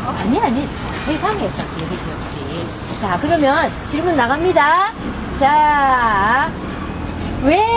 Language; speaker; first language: Korean; native; Korean